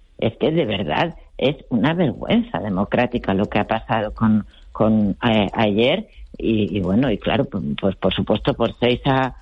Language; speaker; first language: Spanish; native; Spanish